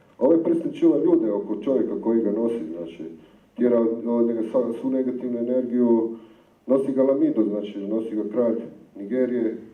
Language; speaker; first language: Croatian; native; Croatian